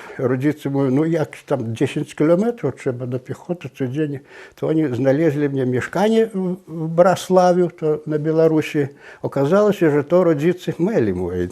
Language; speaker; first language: Polish; non-native, local second language; Belarusian